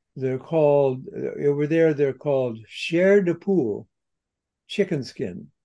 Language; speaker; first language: English; native; English